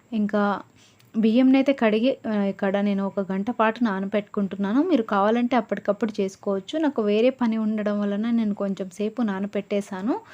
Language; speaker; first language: Telugu; non-native, local second language; Lambadi